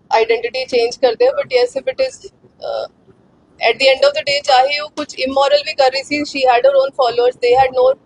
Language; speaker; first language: Hindi; non-native, local second language; Punjabi